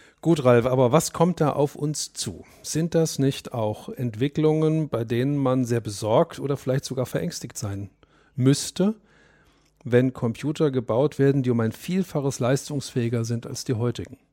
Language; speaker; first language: German; native; German